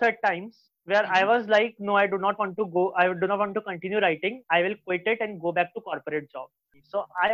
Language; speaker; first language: English; non-native, local second language; Hindi